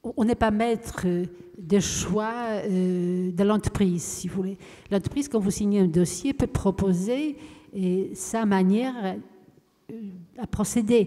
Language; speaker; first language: French; non-native, fluent; Polish